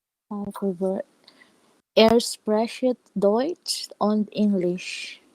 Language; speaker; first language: German; non-native, learner; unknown